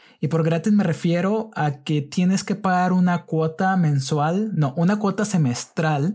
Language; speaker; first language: Spanish; native; Spanish